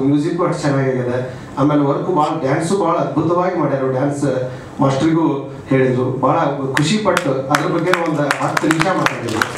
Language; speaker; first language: Kannada; native; Kannada